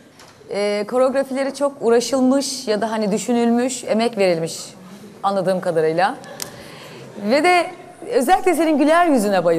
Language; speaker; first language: Turkish; native; Turkish